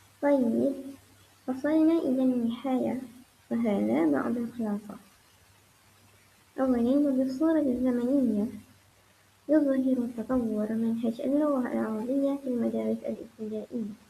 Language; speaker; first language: Arabic; non-native, learner; Malay